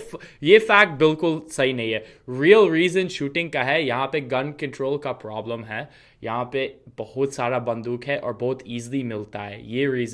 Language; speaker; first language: Hindi; non-native, fluent; English